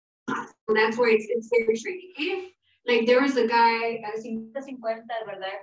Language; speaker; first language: English; early bilingual, other home language; Spanish